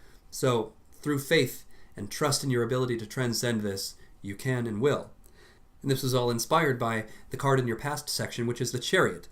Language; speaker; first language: English; native; English